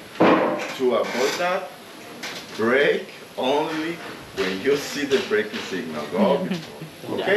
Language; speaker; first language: English; non-native, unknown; Spanish